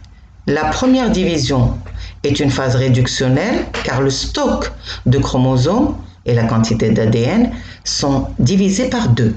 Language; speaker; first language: French; non-native, local second language; Arabic